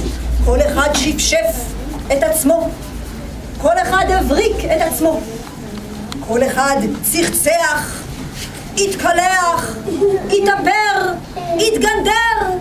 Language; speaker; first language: Hebrew; native; Hebrew